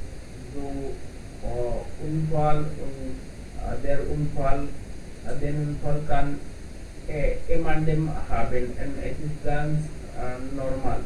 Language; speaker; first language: German; non-native, learner; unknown